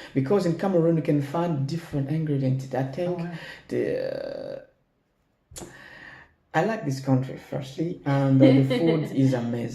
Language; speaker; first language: English; non-native, learner; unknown